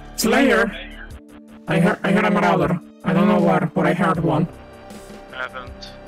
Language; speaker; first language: English; non-native, fluent; Spanish